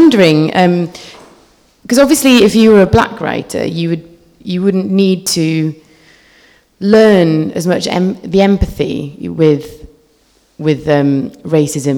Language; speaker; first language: English; native; English